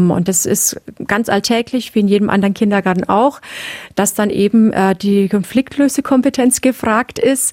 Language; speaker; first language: German; native; German